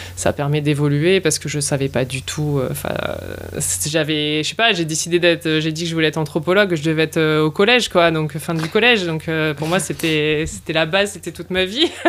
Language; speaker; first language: French; native; French